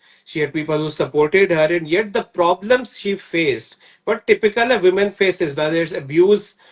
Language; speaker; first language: English; non-native, local second language; Hindi